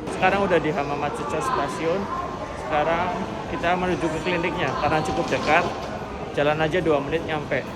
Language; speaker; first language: Indonesian; native; Indonesian